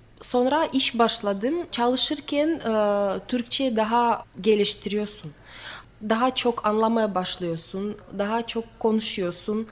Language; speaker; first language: Turkish; non-native, fluent; Russian